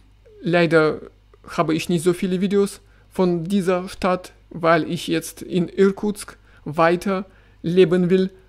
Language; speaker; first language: German; non-native, fluent; Russian